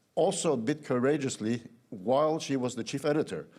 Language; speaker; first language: English; non-native, fluent; Norwegian